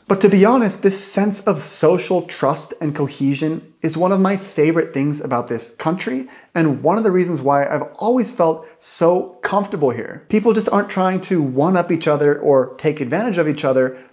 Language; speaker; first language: English; native; English